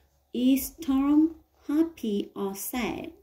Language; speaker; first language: English; non-native, learner; Vietnamese